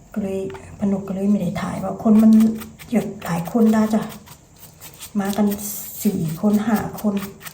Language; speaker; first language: Thai; native; Thai